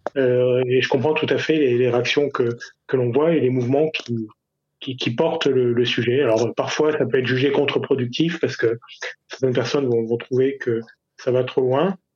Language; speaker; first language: French; native; French